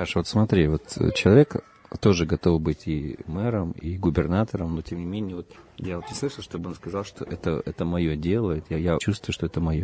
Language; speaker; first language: Russian; native; Russian